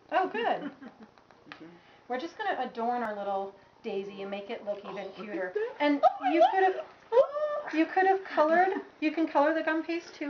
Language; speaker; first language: English; native; English